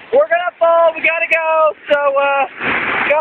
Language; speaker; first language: English; native; English